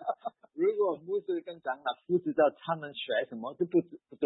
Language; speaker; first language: Chinese; early bilingual, heritage; Chinese